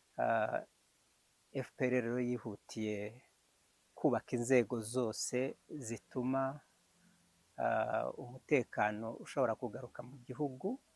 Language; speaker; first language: Kinyarwanda; early bilingual, heritage; Kinyarwanda